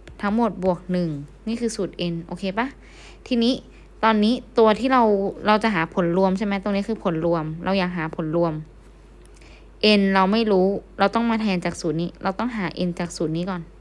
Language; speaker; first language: Thai; native; Thai